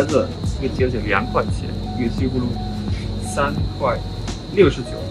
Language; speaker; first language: Chinese; non-native, fluent; German